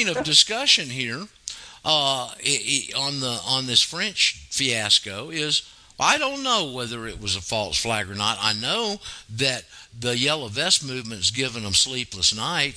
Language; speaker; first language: English; native; English